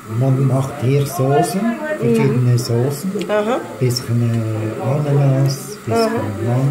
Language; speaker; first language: German; non-native, learner; Arabic